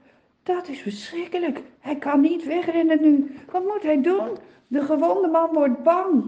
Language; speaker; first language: Dutch; native; Dutch